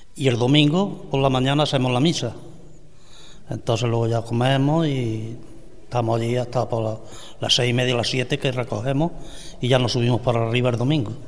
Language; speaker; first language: Spanish; native; Spanish